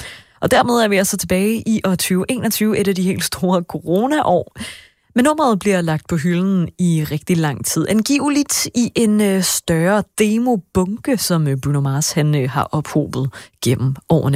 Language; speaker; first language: Danish; native; Danish